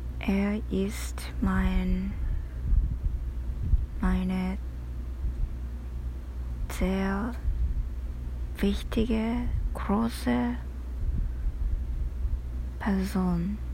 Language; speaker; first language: German; non-native, learner; Japanese